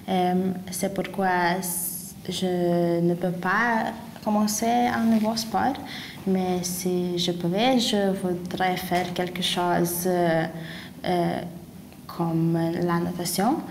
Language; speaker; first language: French; non-native, learner; Lithuanian